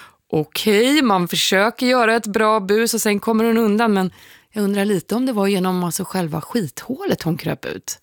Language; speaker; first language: Swedish; native; Swedish